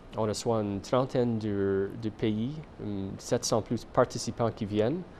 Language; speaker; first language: French; non-native, fluent; English